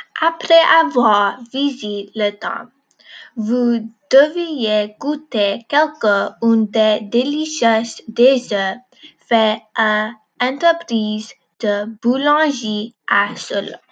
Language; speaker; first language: French; non-native, learner; English